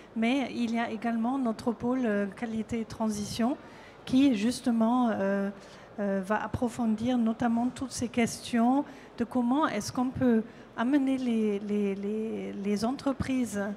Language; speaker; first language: French; non-native, fluent; German